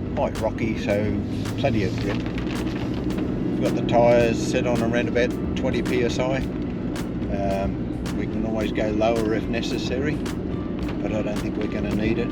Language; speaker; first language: English; native; English